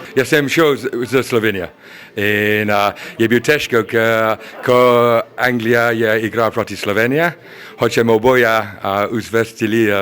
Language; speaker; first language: Slovenian; non-native, learner; English